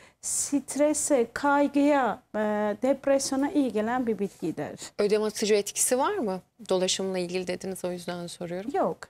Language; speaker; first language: Turkish; non-native, fluent; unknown